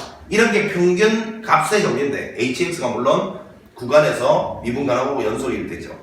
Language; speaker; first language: Korean; native; Korean